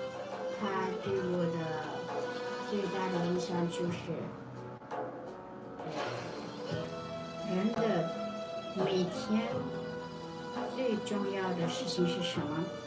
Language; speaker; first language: Chinese; non-native, local second language; Uyghur